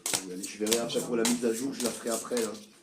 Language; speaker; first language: French; native; French